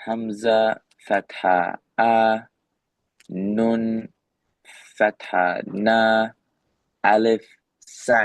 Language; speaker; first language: Arabic; non-native, learner; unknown